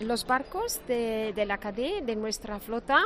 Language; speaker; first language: Spanish; non-native, fluent; German